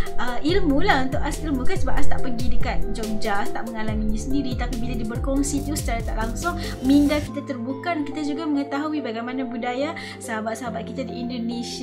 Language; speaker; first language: Malay; native; Malay